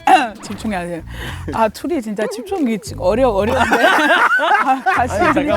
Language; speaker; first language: Korean; non-native, fluent; French